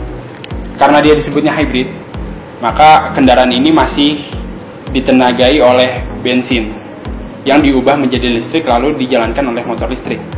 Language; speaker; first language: Indonesian; native; Indonesian